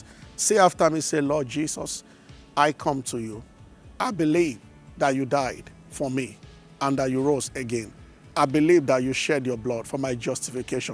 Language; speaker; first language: English; non-native, local second language; Yoruba